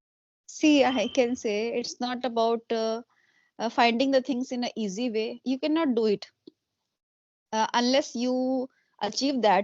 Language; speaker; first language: English; non-native, local second language; Hindi